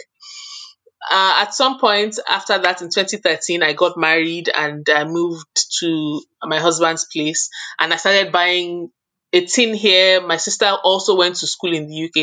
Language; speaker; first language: English; non-native, local second language; Yoruba